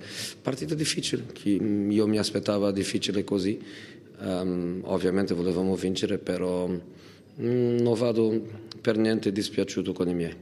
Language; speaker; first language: Italian; non-native, fluent; Portuguese